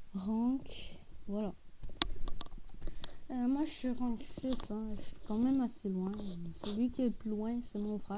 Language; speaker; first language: French; native; French